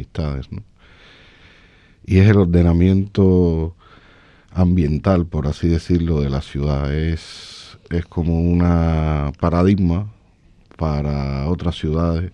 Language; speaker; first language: Spanish; native; Spanish